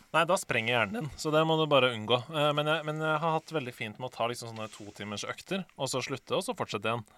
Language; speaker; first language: Norwegian; native; Norwegian